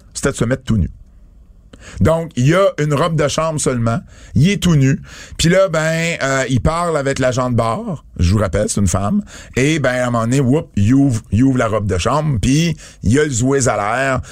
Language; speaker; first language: French; native; French